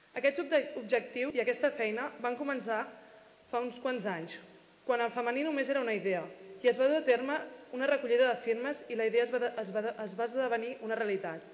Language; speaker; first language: Catalan; native; Catalan